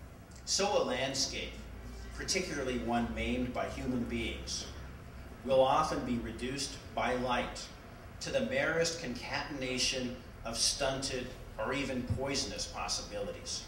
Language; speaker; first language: English; native; English